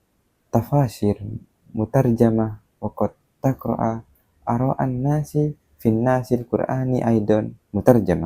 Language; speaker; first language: Arabic; non-native, learner; Indonesian